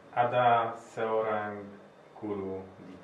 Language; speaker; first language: Indonesian; non-native, learner; Polish